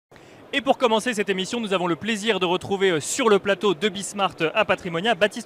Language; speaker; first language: French; native; French